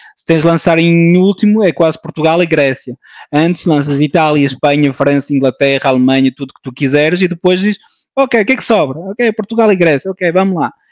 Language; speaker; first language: Portuguese; early bilingual, heritage; Portuguese